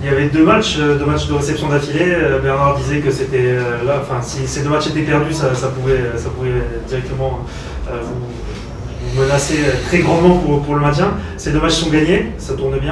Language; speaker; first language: French; native; French